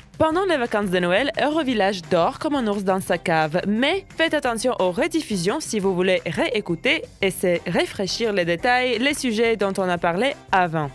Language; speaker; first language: French; non-native, fluent; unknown